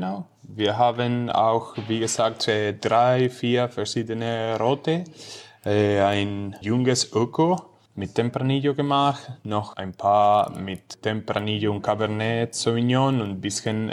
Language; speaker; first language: German; non-native, learner; Spanish